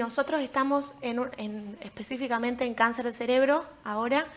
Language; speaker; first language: Spanish; native; Spanish